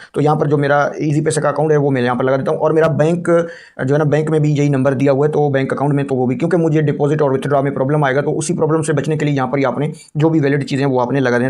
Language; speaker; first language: Urdu; non-native, local second language; Punjabi